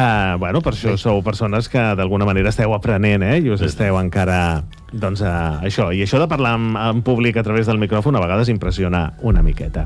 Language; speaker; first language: Catalan; native; Catalan